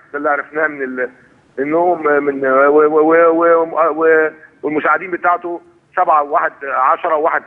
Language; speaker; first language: Egyptian Arabic; native; Egyptian Arabic